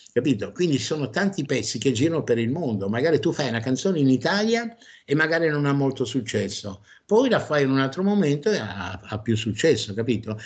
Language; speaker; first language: Italian; non-native, fluent; French